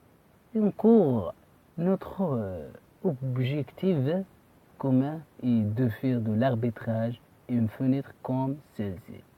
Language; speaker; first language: French; non-native, fluent; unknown